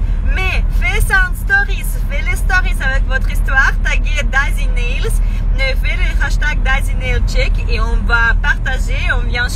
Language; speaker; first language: French; non-native, fluent; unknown